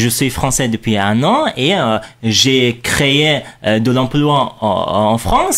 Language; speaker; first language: French; non-native, fluent; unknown